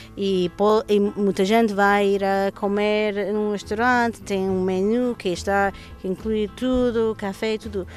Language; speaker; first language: Portuguese; non-native, learner; English